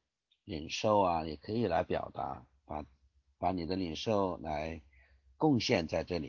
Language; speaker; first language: Chinese; native; Chinese